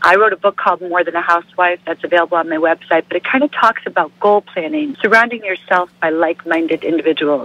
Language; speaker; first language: English; native; English